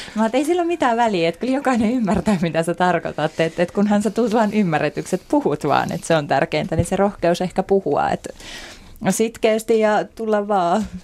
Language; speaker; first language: Finnish; native; Finnish